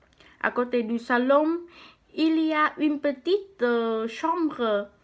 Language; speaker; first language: French; non-native, learner; Vietnamese